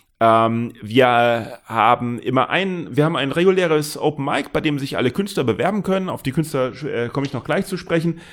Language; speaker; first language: German; native; German